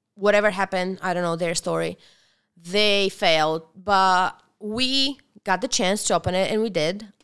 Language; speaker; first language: English; non-native, fluent; Bulgarian